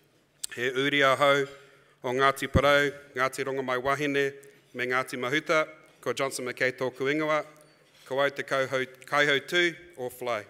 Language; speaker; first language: Māori; non-native, local second language; English